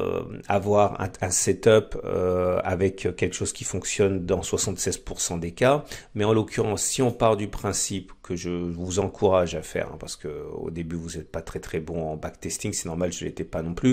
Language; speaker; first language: French; native; French